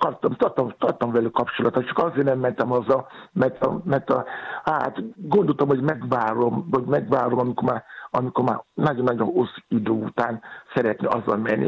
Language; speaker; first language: Hungarian; non-native, learner; Yoruba